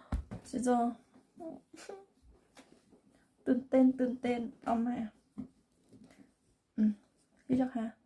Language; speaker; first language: Korean; non-native, learner; Thai